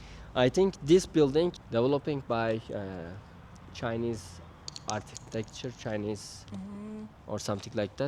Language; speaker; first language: English; non-native, learner; Turkish